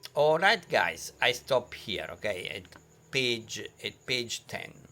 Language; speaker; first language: English; non-native, fluent; Italian